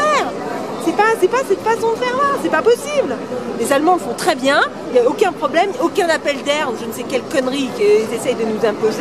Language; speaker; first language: French; native; French